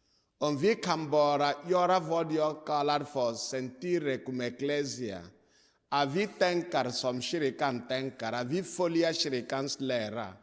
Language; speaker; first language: Swedish; non-native, fluent; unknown